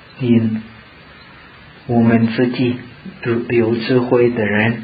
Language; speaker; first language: Chinese; non-native, fluent; Czech